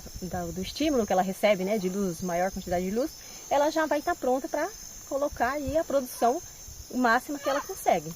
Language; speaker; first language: Portuguese; native; Portuguese